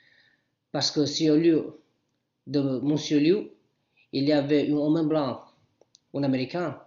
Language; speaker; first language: French; non-native, learner; Italian